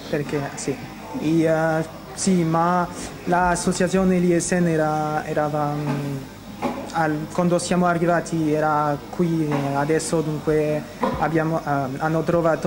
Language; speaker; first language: Italian; non-native, learner; French